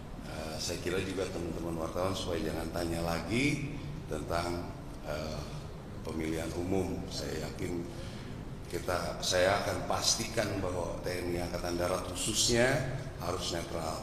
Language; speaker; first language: Indonesian; native; Indonesian